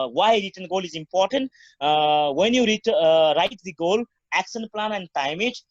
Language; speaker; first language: English; non-native, local second language; Nepali